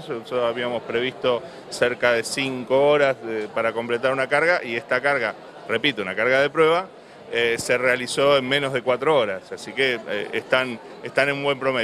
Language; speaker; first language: Spanish; native; Spanish